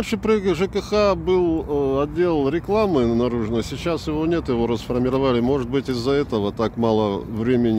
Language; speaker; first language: Russian; native; Russian